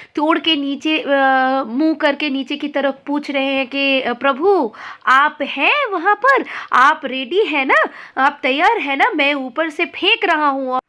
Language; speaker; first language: Hindi; non-native, local second language; Bangla